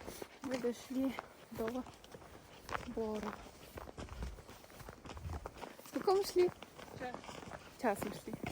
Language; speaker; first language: Russian; native; Russian